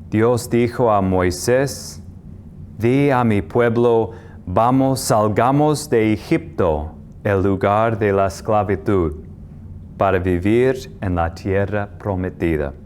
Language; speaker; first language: Spanish; non-native, fluent; English